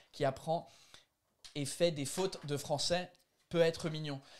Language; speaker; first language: French; non-native, fluent; English